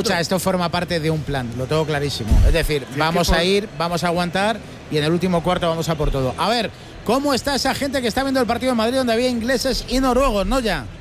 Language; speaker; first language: Spanish; native; Spanish